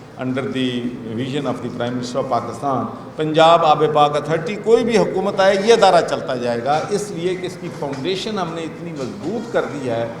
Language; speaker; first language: Urdu; non-native, local second language; Punjabi